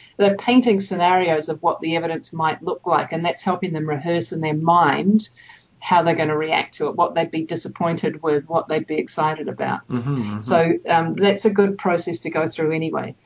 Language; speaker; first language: English; native; English